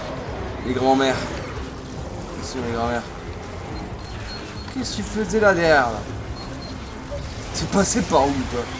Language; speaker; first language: French; native; French